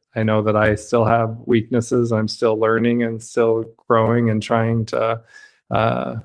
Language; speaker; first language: English; native; English